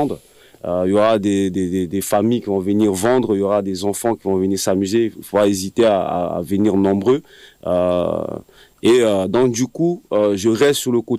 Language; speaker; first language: French; non-native, local second language; Sango